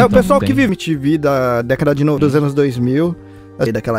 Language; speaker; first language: Portuguese; native; Portuguese